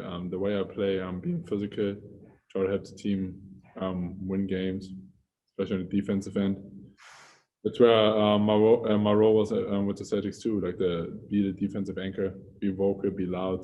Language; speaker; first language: English; non-native, fluent; German